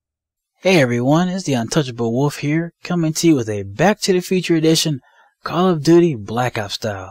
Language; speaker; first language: English; native; English